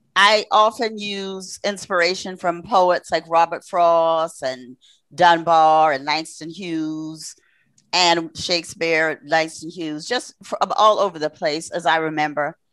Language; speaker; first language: English; native; English